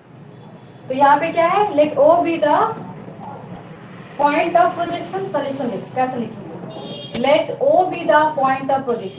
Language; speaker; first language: Hindi; native; Hindi